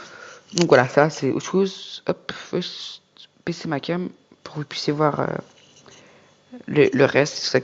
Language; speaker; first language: French; native; French